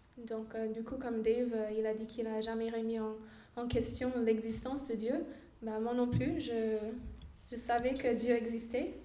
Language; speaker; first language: French; non-native, fluent; English